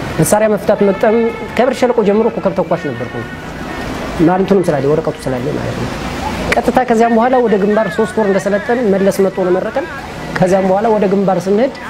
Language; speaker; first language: Amharic; native; Amharic